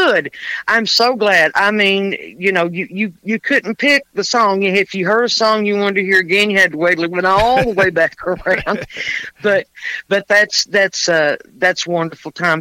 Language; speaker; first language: English; native; English